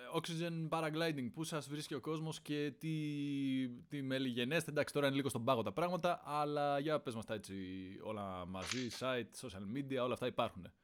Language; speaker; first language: Greek; native; Greek